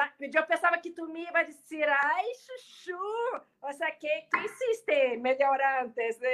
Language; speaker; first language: Portuguese; non-native, learner; Spanish